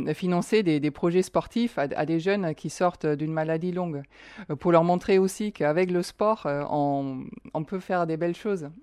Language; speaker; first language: French; non-native, fluent; German